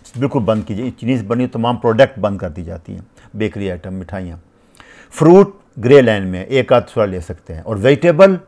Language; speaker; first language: Urdu; native; Urdu